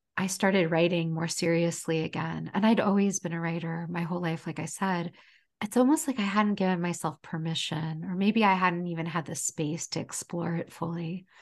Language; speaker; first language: English; native; English